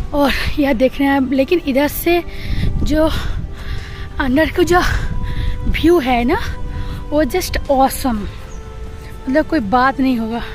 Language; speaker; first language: Hindi; non-native, local second language; Bangla